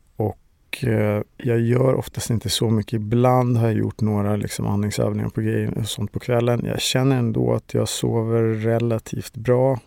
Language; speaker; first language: Swedish; native; Swedish